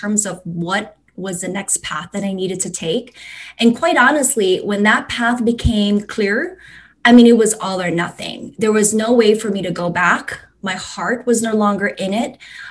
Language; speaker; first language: English; non-native, local second language; Cantonese